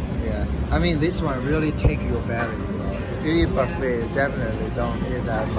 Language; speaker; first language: English; non-native, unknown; Chinese